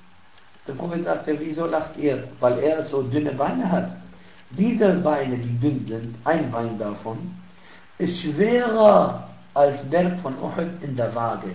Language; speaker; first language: German; non-native, fluent; Arabic